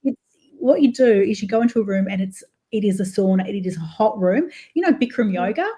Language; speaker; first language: English; native; English